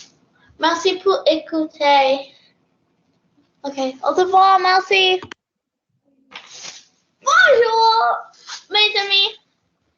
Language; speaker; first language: French; non-native, learner; English